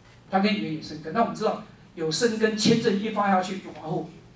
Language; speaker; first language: Chinese; native; Chinese